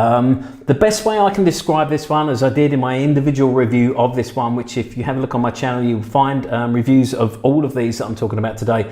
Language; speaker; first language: English; native; English